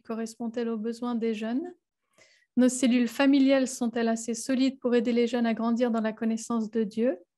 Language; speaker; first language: French; native; French